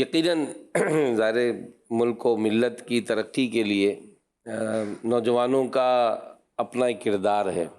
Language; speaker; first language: Urdu; native; Urdu